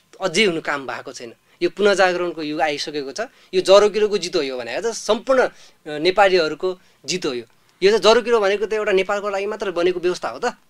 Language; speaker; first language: Nepali; native; Nepali